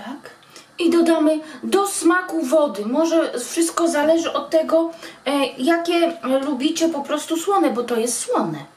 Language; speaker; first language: Polish; native; Polish